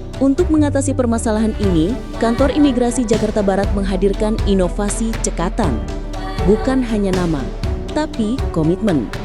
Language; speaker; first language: Indonesian; native; Indonesian